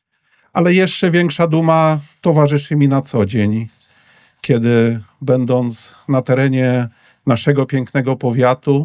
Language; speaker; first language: Polish; native; Polish